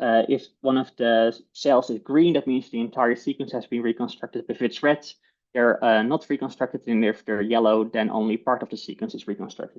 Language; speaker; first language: English; non-native, fluent; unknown